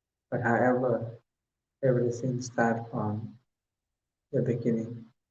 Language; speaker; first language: English; non-native, learner; Thai